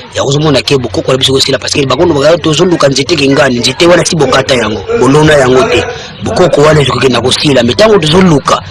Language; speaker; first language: Lingala; non-native, local second language; Kongo